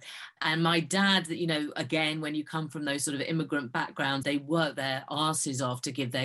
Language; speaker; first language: English; native; English